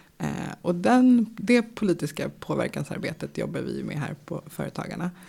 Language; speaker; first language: Swedish; native; Swedish